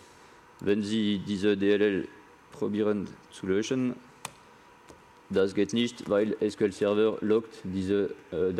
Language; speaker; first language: German; non-native, learner; French